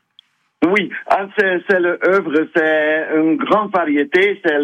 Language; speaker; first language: French; non-native, learner; Dutch